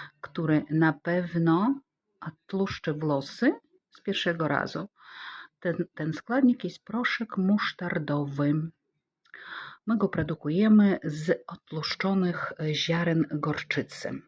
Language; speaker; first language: Polish; non-native, fluent; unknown